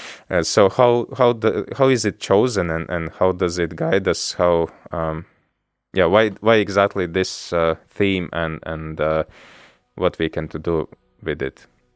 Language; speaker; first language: English; non-native, fluent; Latvian